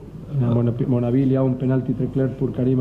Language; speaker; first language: French; non-native, learner; Spanish